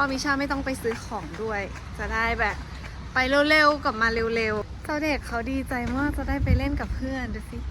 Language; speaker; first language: Thai; native; Thai